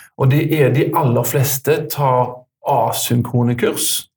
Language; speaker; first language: Norwegian; native; Norwegian